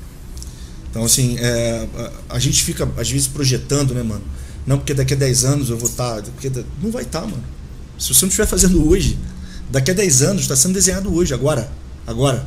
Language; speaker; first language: Portuguese; native; Portuguese